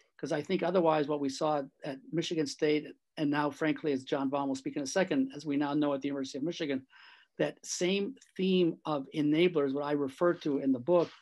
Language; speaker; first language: English; native; English